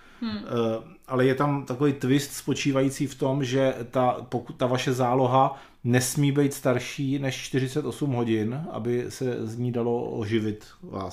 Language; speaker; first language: Czech; native; Czech